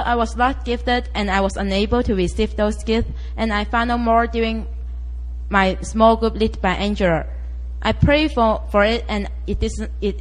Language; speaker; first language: English; non-native, local second language; Cantonese